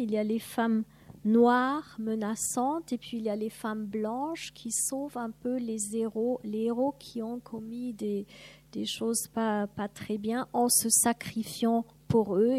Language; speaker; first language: French; non-native, fluent; German